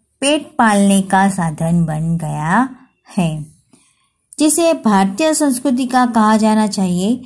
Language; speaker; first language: Hindi; non-native, local second language; Gujarati